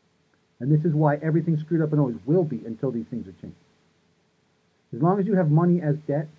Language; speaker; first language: English; native; English